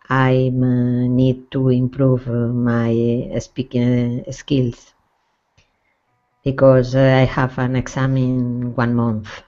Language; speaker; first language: English; non-native, learner; Spanish